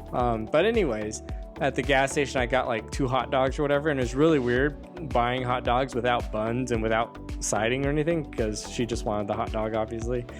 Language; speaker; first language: English; native; English